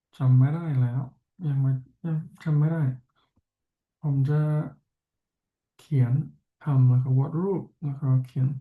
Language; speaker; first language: Thai; non-native, fluent; English